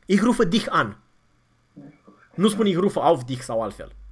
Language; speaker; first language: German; non-native, fluent; Romanian